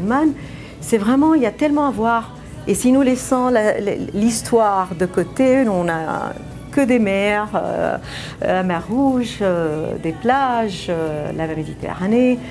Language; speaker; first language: French; non-native, fluent; Arabic